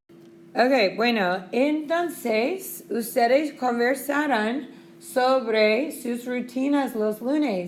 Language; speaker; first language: Spanish; non-native, fluent; English